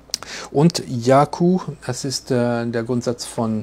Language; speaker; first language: German; non-native, fluent; French